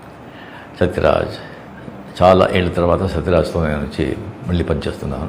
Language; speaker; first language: Telugu; non-native, local second language; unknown